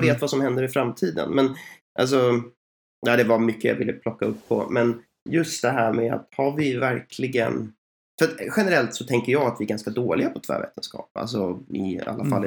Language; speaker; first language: Swedish; native; Swedish